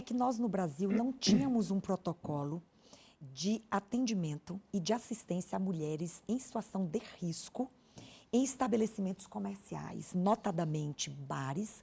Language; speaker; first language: Portuguese; native; Portuguese